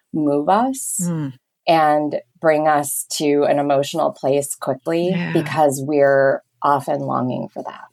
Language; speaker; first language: English; native; English